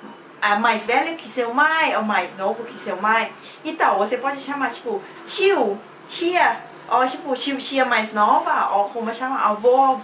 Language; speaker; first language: Portuguese; non-native, fluent; Thai